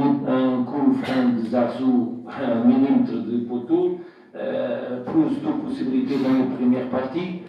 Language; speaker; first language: French; non-native, fluent; Portuguese